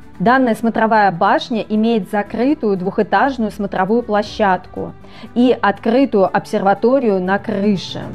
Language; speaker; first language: Russian; native; Russian